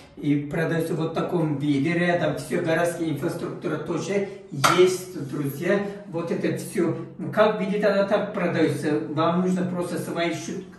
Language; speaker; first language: Russian; non-native, learner; Turkish